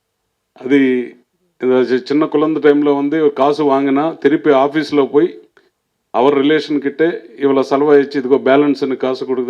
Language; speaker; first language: Tamil; non-native, learner; Telugu